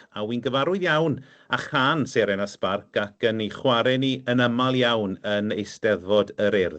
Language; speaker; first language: Welsh; native; Welsh